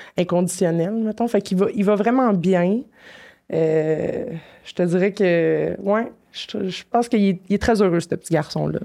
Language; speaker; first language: French; native; French